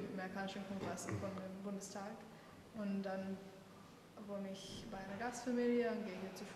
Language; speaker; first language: German; non-native, fluent; English